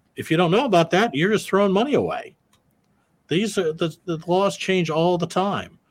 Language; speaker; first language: English; native; English